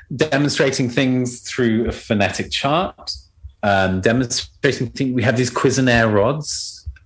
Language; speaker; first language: English; native; English